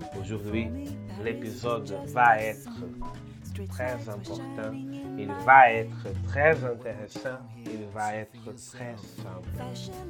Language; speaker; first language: French; non-native, learner; Portuguese